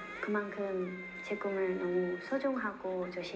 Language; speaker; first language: Korean; non-native, learner; Thai